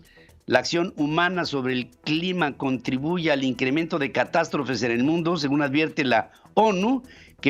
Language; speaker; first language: Spanish; native; Spanish